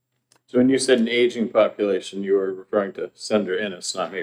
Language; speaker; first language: English; native; English